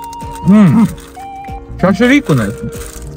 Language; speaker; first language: Japanese; non-native, learner; Russian